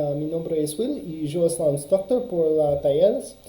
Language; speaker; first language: Spanish; non-native, learner; English